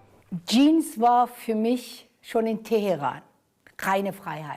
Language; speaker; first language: German; non-native, fluent; Persian